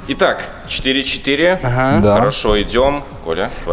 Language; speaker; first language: Russian; native; Russian